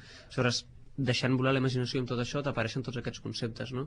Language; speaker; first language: Catalan; native; Catalan